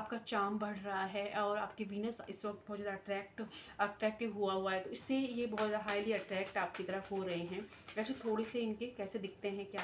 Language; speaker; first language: Hindi; native; Hindi